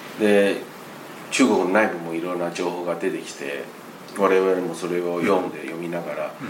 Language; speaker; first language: Japanese; non-native, fluent; Chinese